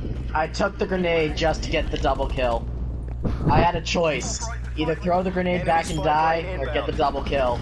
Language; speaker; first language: English; native; English